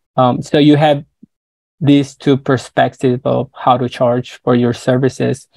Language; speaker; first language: English; non-native, fluent; Spanish